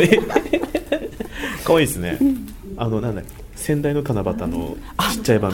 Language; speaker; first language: Japanese; native; Japanese